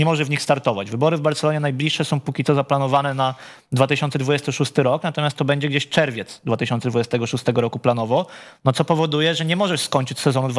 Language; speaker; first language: Polish; native; Polish